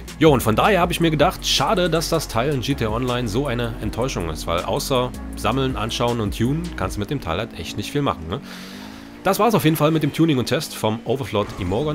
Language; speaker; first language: German; native; German